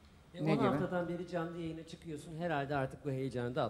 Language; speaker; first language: Turkish; native; Turkish